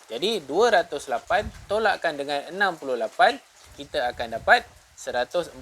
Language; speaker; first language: Malay; native; Malay